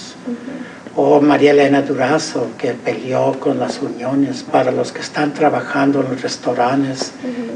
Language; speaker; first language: Spanish; early bilingual, heritage; Spanish